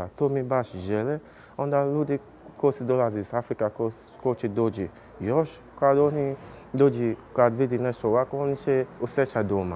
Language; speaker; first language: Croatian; non-native, learner; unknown